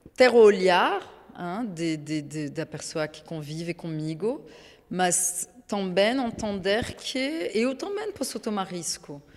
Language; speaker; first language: Portuguese; non-native, fluent; French